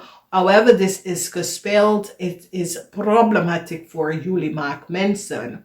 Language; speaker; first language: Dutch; non-native, fluent; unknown